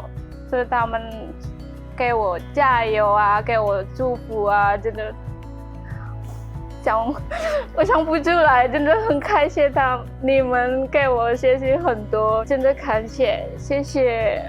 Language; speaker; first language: Chinese; non-native, learner; Indonesian